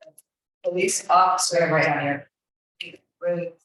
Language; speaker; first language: English; native; English